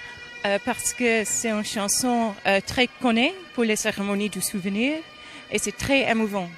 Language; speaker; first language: French; non-native, learner; English